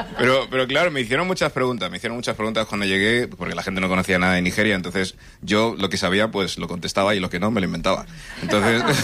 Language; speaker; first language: Spanish; early bilingual, other home language; English